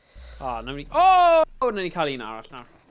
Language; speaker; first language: Welsh; native; Welsh